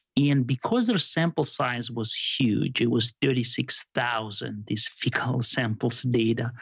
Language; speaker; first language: English; non-native, fluent; Georgian